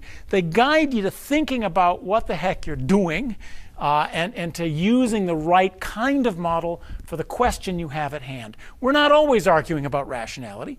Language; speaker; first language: English; native; English